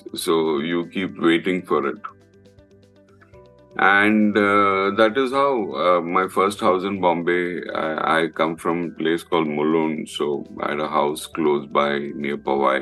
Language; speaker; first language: English; non-native, local second language; Malayalam